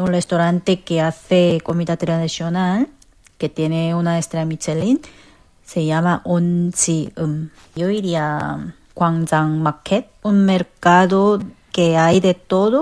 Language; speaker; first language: Spanish; non-native, learner; Korean